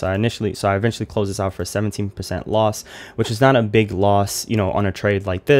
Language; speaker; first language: English; native; English